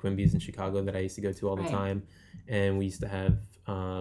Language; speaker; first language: English; native; English